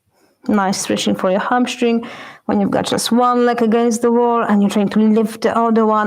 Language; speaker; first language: English; non-native, fluent; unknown